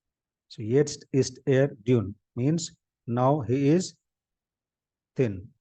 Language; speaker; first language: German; non-native, fluent; Hindi